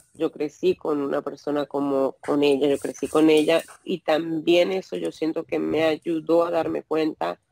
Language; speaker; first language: Spanish; native; Spanish